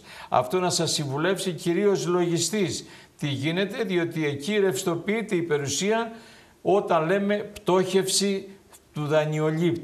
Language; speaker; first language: Greek; native; Greek